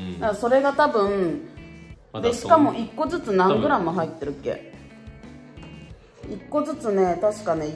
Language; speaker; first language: Japanese; native; Japanese